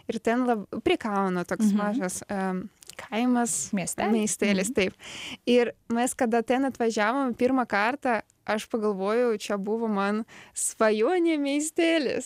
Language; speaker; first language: Lithuanian; non-native, learner; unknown